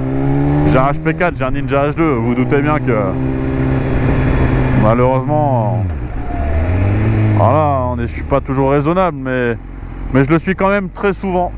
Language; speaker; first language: French; native; French